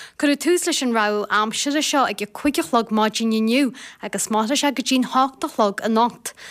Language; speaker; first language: Irish; native; Irish